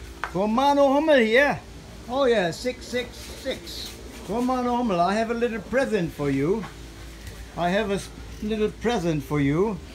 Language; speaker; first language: English; non-native, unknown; German